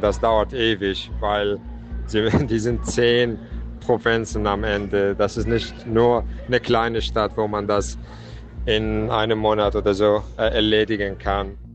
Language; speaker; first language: German; non-native, fluent; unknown